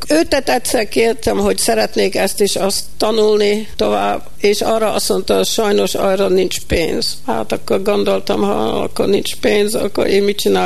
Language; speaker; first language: Hungarian; early bilingual, heritage; Hungarian